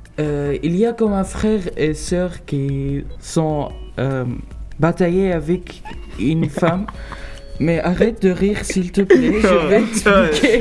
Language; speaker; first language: French; non-native, local second language; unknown